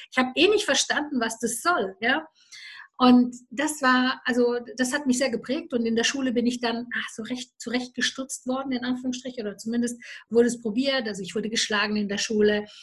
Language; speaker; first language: German; native; German